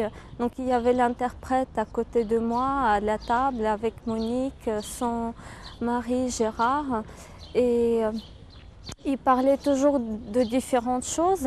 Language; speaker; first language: French; non-native, fluent; Ukrainian